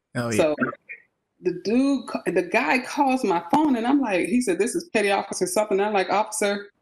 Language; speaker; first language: English; native; English